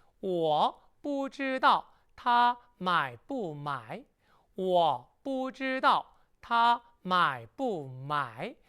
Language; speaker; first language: Chinese; non-native, fluent; Korean